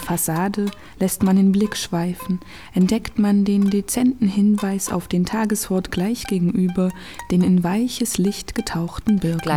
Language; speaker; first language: German; native; German